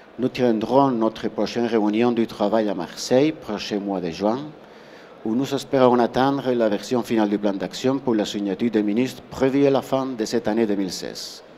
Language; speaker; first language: French; non-native, fluent; Spanish